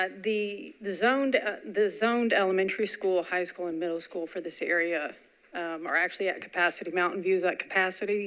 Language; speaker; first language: English; native; English